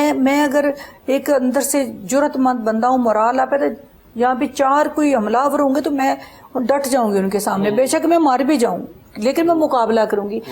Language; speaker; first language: Urdu; non-native, local second language; Punjabi